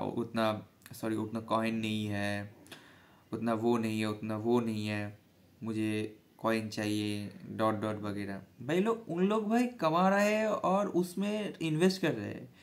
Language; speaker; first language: Hindi; non-native, local second language; Bangla